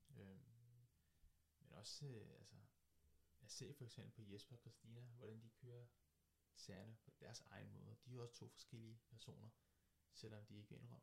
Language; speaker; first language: Danish; early bilingual, other home language; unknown